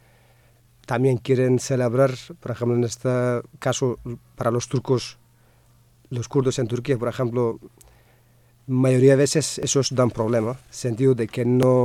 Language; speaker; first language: Spanish; non-native, fluent; Kurdish